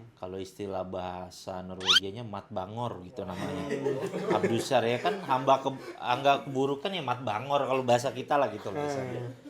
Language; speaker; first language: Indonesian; native; Indonesian